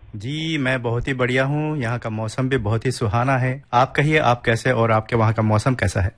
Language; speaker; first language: Hindi; non-native, local second language; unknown